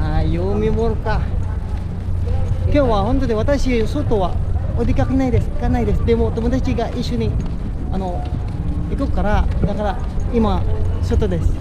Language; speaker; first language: Japanese; non-native, learner; Filipino